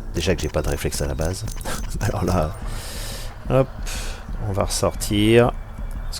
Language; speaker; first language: French; native; French